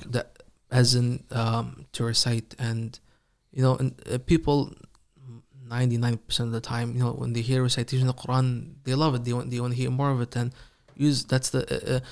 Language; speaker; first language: English; early bilingual, other home language; Persian